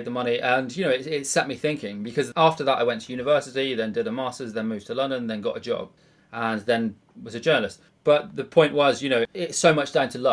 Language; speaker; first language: English; native; English